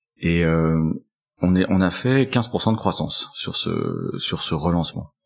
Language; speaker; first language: French; native; French